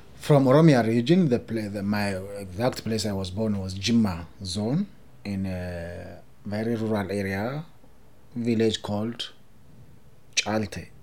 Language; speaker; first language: English; non-native, fluent; Oromo